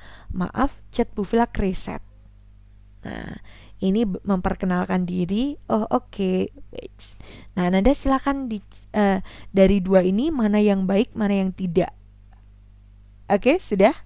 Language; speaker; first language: Indonesian; native; Indonesian